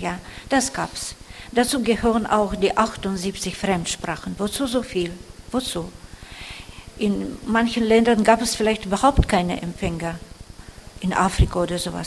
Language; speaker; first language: German; non-native, fluent; Russian